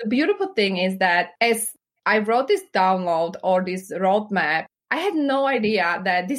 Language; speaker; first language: English; non-native, fluent; Slovak